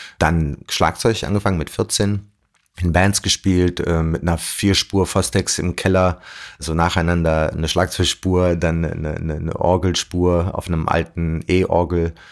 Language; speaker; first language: German; early bilingual, other home language; Arabic